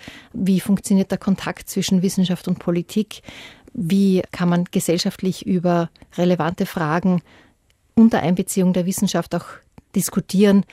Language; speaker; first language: German; native; German